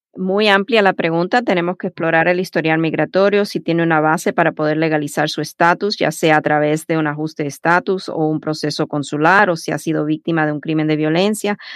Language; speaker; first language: Spanish; early bilingual, heritage; Spanish